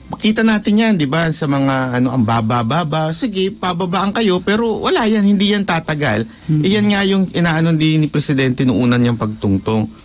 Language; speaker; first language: Filipino; native; Filipino